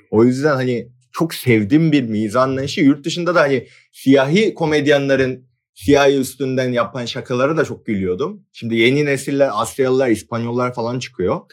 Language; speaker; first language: Turkish; non-native, fluent; Korean